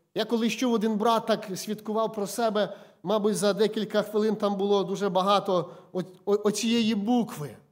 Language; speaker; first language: Ukrainian; native; Ukrainian